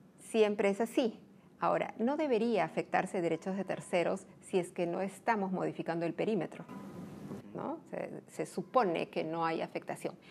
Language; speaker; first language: Spanish; native; Spanish